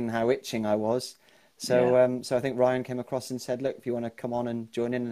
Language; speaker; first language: English; native; English